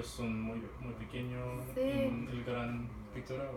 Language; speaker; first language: Spanish; non-native, learner; English